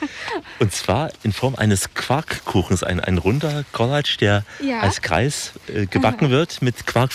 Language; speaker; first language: German; native; German